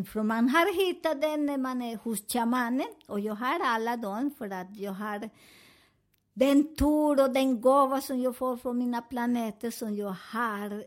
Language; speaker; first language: Swedish; non-native, learner; Spanish